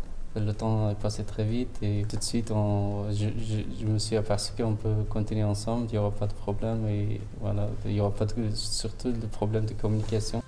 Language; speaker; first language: French; non-native, fluent; Turkish